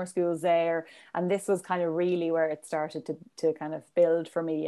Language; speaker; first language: English; native; English